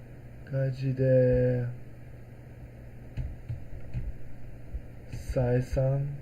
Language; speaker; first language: Japanese; non-native, learner; English